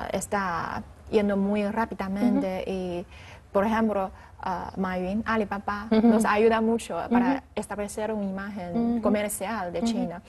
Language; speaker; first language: Spanish; non-native, learner; Chinese